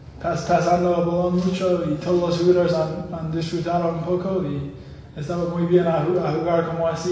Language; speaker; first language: Spanish; non-native, learner; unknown